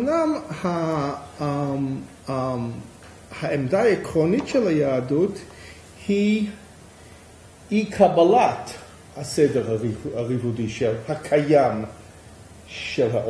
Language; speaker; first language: Hebrew; non-native, fluent; English